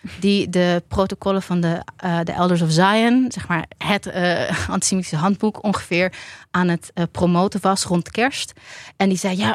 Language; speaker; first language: Dutch; native; Dutch